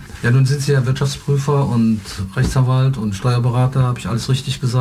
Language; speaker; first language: German; native; German